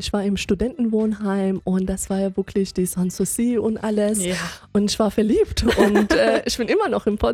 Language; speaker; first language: German; non-native, fluent; Persian